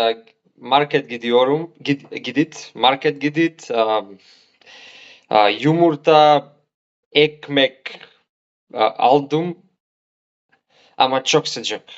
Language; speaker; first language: Turkish; non-native, learner; Macedonian